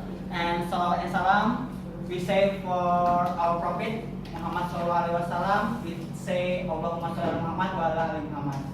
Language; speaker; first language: English; non-native, learner; Indonesian